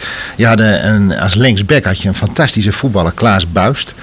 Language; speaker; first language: Dutch; native; Dutch